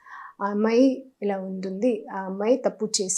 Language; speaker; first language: Telugu; non-native, local second language; Hindi